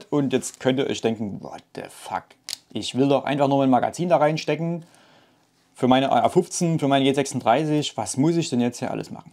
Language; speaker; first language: German; native; German